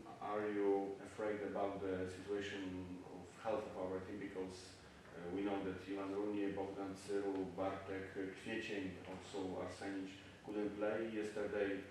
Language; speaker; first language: English; non-native, learner; Polish